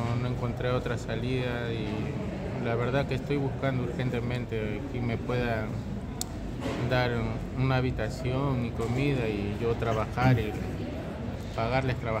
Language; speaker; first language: Spanish; non-native, local second language; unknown